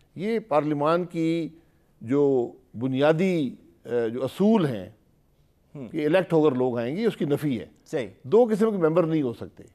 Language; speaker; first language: Urdu; non-native, local second language; Punjabi